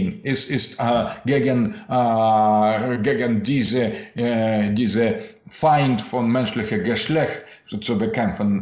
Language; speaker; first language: German; non-native, learner; Russian